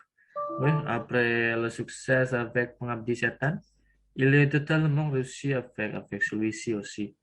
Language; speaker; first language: French; non-native, learner; Indonesian